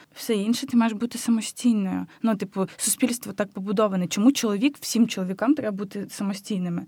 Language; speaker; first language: Ukrainian; native; Ukrainian